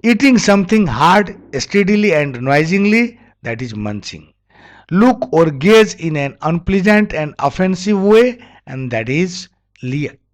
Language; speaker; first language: English; non-native, local second language; Nepali